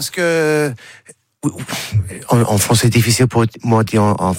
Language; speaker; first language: French; non-native, learner; English